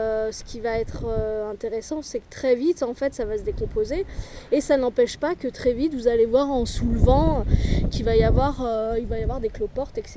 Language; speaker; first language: French; native; French